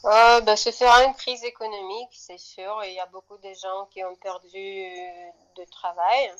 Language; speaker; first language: French; non-native, fluent; Russian